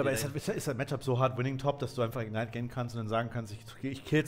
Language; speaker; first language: German; native; German